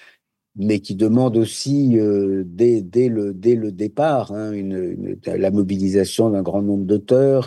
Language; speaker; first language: French; native; French